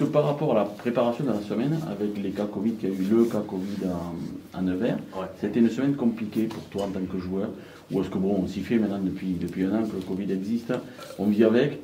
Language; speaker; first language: French; native; French